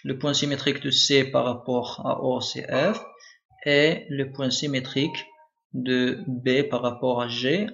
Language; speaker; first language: French; non-native, local second language; Arabic